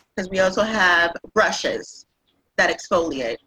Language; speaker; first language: English; non-native, fluent; Spanish